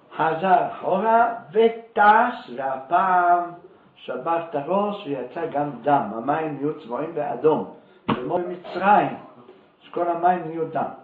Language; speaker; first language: Hebrew; native; Hebrew